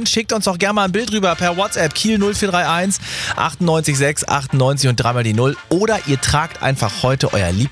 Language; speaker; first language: German; native; German